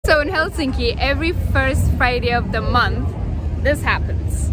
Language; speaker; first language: English; non-native, fluent; Amharic